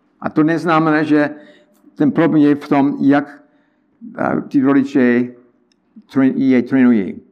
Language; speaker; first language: Czech; non-native, learner; English